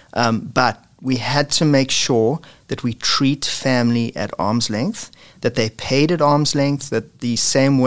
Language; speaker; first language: English; native; English